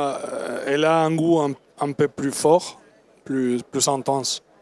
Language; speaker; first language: French; non-native, learner; Spanish